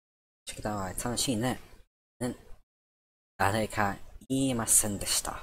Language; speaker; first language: Japanese; non-native, learner; English